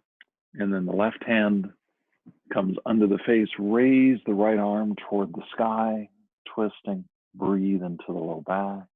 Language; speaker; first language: English; native; English